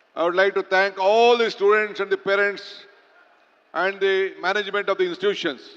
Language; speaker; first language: English; non-native, local second language; Kannada